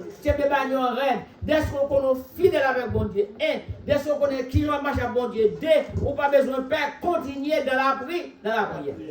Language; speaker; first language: French; non-native, local second language; Haitian Creole